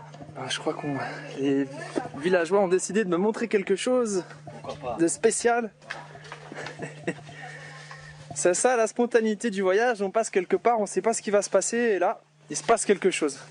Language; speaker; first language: French; native; French